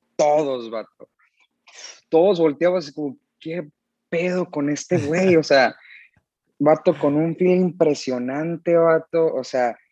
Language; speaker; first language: Spanish; early bilingual, heritage; Spanish